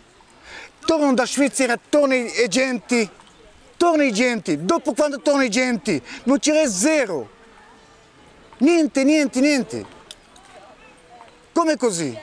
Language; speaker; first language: Italian; non-native, learner; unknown